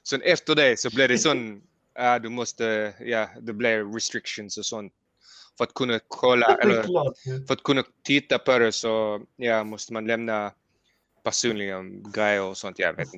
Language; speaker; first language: Swedish; early bilingual, heritage; Swedish